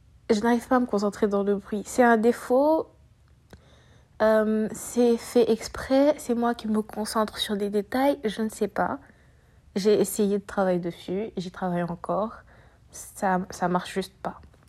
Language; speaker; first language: French; native; French